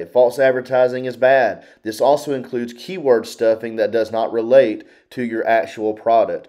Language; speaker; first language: English; native; English